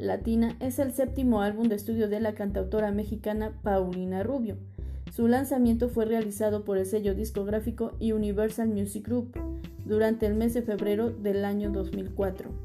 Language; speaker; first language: Spanish; native; Spanish